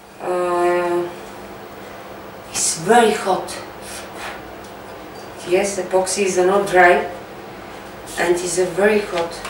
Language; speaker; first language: English; non-native, learner; Bulgarian